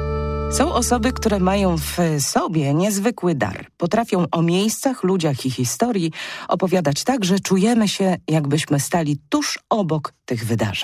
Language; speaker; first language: Polish; native; Polish